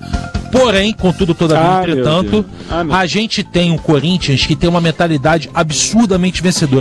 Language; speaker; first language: Portuguese; native; Portuguese